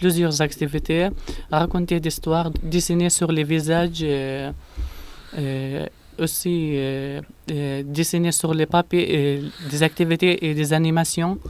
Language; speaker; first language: French; non-native, learner; Arabic